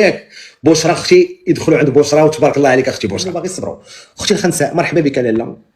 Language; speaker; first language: Arabic; native; Arabic